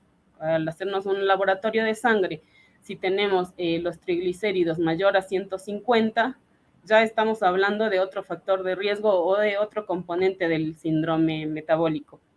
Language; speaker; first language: Spanish; native; Spanish